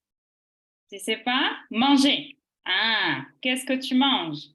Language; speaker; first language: French; native; French